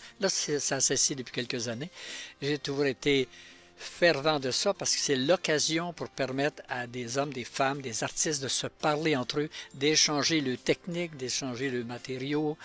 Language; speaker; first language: French; native; French